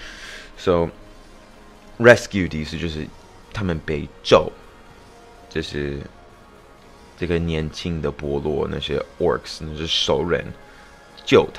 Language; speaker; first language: Chinese; non-native, fluent; English